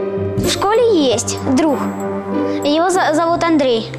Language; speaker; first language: Ukrainian; non-native, local second language; Russian